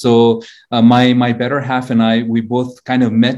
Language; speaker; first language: English; non-native, local second language; Nepali